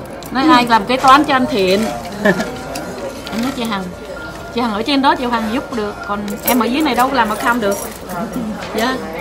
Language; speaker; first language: Vietnamese; native; Vietnamese